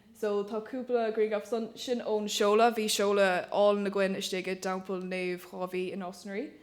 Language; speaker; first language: Irish; native; Irish